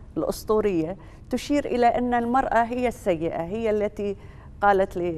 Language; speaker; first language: Arabic; native; Arabic